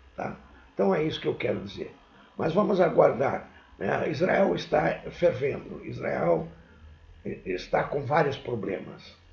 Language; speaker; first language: Portuguese; native; Portuguese